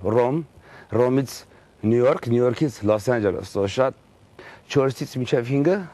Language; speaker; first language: Armenian; early bilingual, heritage; Armenian